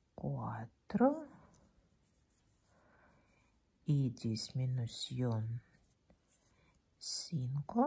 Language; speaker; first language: Spanish; non-native, fluent; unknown